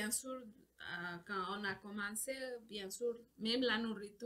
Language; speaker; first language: French; non-native, learner; Spanish